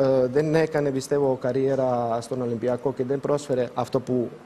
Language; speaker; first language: Greek; non-native, fluent; Serbian